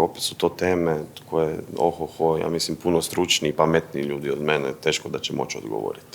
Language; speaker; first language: Bosnian; native; Bosnian